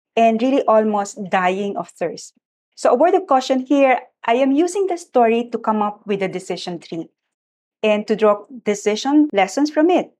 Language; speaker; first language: English; non-native, local second language; Filipino